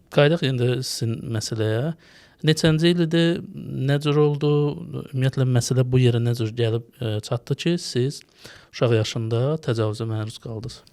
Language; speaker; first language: Azerbaijani; native; Azerbaijani